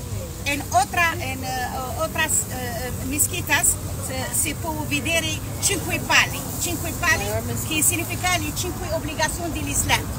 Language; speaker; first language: Italian; non-native, learner; Arabic